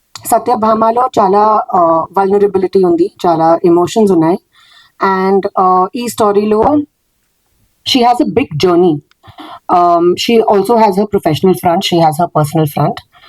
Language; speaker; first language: Telugu; non-native, local second language; Hindi